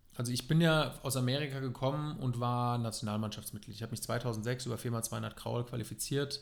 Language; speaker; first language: German; native; German